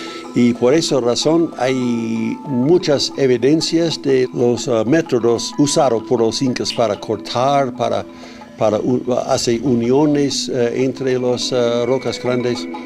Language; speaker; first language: Spanish; non-native, fluent; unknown